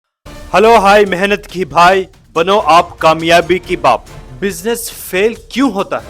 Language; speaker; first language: Hindi; non-native, local second language; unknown